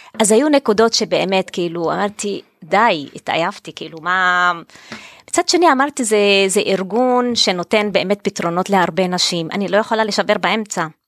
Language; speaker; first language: Hebrew; non-native, local second language; Arabic